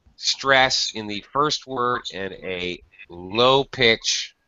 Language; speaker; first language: English; native; English